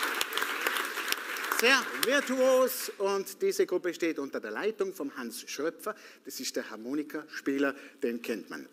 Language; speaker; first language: German; native; German